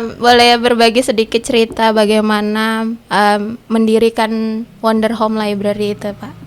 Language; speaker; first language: Indonesian; native; Indonesian